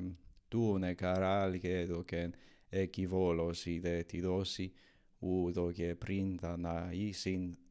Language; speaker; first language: Greek; non-native, learner; English